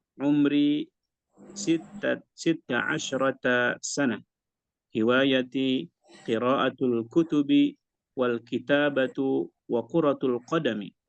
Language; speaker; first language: Arabic; non-native, learner; Indonesian